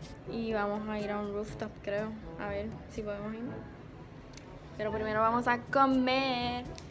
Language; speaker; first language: Spanish; early bilingual, heritage; Spanish